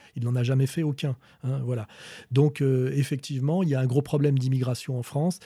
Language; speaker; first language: French; native; French